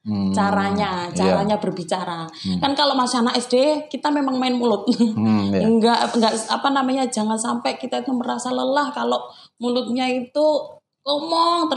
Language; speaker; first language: Indonesian; non-native, local second language; Javanese